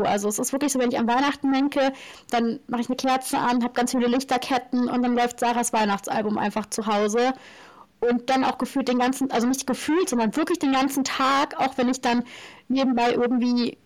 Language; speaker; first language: German; native; German